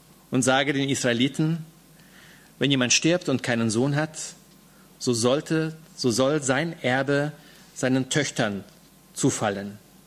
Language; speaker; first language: German; native; German